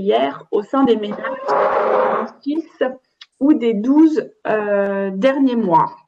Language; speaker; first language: French; native; French